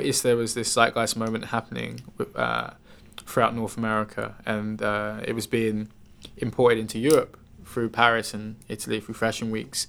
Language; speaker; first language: English; native; English